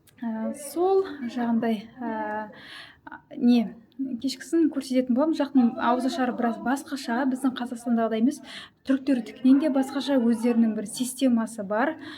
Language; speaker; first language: Kazakh; native; Kazakh